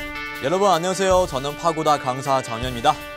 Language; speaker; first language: Korean; non-native, learner; Chinese